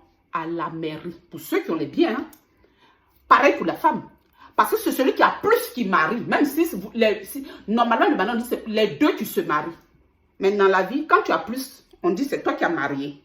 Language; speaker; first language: French; native; French